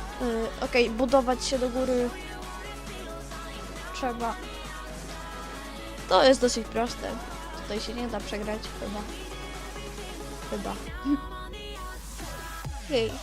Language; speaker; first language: Polish; native; Polish